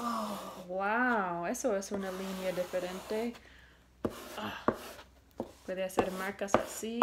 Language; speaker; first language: Spanish; non-native, fluent; English